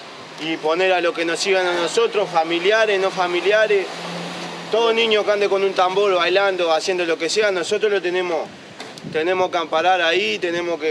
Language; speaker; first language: Spanish; native; Spanish